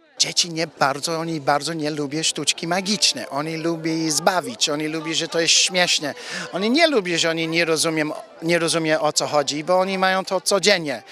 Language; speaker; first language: Polish; non-native, learner; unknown